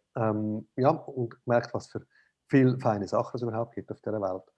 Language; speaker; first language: German; native; German